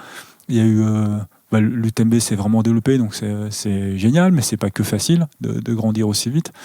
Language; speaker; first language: French; native; French